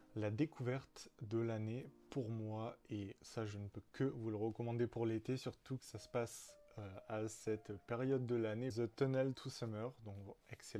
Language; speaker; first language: French; native; French